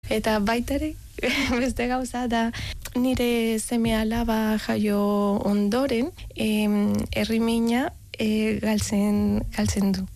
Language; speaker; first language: Basque; non-native, learner; Spanish